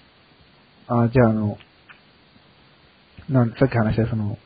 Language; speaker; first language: Japanese; native; Japanese